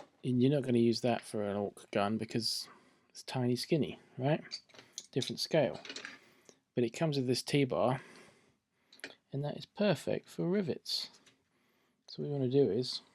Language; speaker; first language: English; native; English